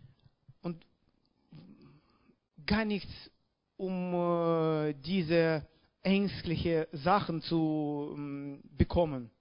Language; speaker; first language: German; non-native, learner; Russian